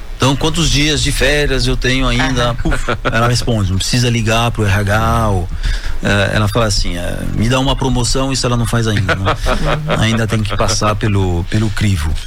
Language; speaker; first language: Portuguese; non-native, fluent; French